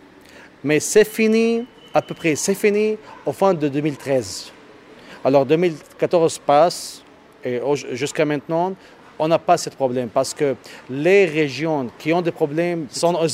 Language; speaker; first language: French; non-native, learner; Arabic